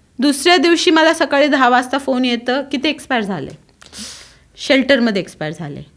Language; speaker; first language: Marathi; non-native, local second language; Tulu